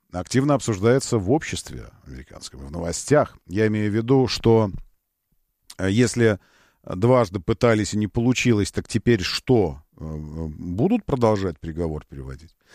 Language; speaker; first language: Russian; native; Russian